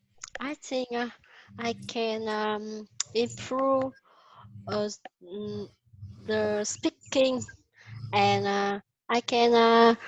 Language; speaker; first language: English; non-native, learner; Vietnamese